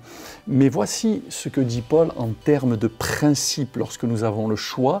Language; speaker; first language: French; native; French